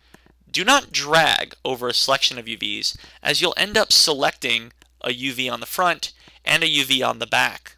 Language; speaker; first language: English; native; English